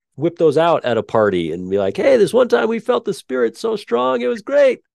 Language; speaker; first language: English; native; English